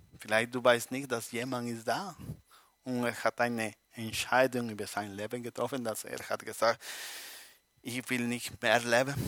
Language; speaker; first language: German; non-native, learner; Spanish